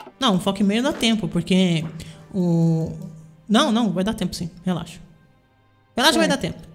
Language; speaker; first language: Portuguese; native; Portuguese